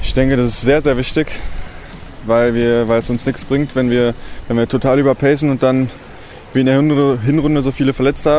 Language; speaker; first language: German; native; German